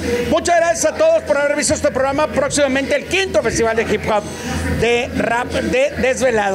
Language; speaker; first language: Spanish; native; Spanish